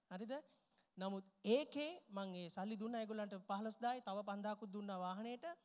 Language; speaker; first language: Sinhala; non-native, local second language; Tamil